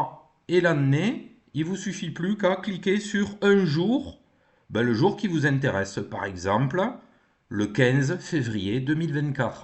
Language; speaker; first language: French; native; French